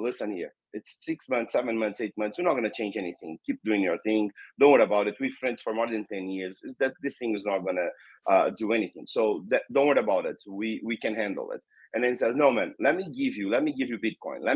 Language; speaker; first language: English; non-native, fluent; Portuguese